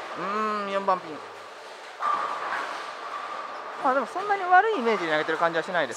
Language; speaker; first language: Japanese; native; Japanese